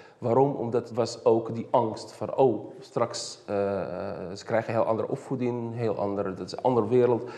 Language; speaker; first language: Dutch; early bilingual, other home language; Riffian